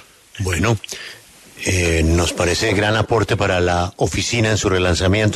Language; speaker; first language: Spanish; native; Spanish